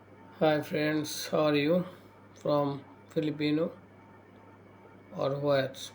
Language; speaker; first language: English; non-native, learner; Bangla